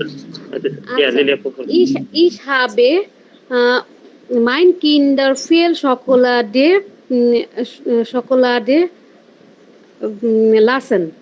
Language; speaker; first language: German; non-native, learner; Bangla